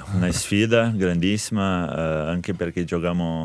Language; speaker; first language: Italian; non-native, fluent; Portuguese